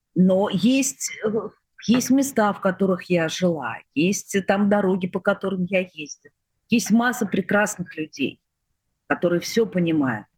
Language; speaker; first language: Russian; native; Russian